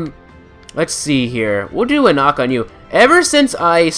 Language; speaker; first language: English; native; English